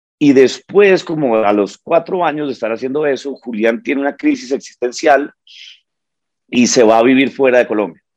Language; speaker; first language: Spanish; native; Spanish